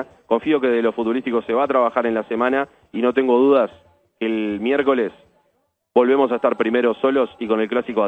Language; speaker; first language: Spanish; native; Spanish